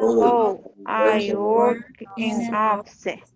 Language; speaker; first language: English; non-native, learner; Portuguese